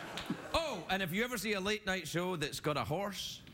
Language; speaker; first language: English; native; English